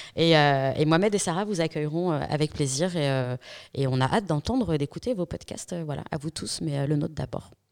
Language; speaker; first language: French; native; French